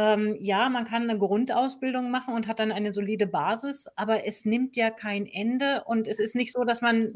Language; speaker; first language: German; native; German